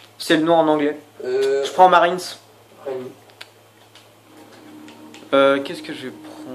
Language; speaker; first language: French; native; French